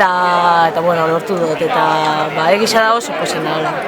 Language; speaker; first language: Basque; native; Basque